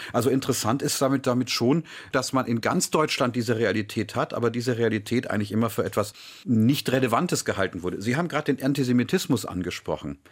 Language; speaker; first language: German; native; German